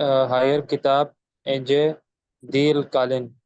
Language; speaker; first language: Turkish; non-native, learner; Urdu